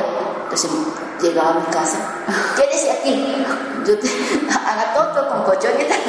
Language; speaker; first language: Spanish; non-native, learner; Japanese